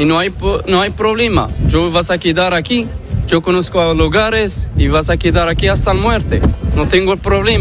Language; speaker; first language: Spanish; non-native, learner; Arabic